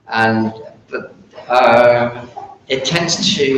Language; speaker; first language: English; native; English